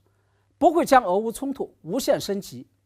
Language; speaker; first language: Chinese; native; Chinese